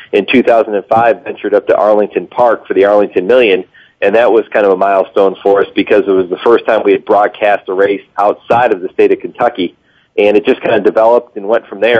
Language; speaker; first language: English; native; English